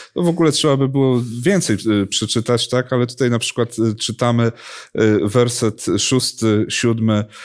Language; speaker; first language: Polish; native; Polish